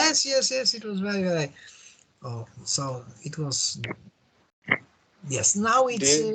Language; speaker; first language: English; non-native, learner; Polish